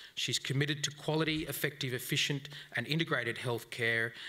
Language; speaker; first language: English; native; English